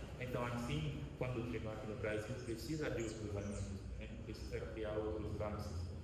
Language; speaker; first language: Portuguese; non-native, fluent; Haitian Creole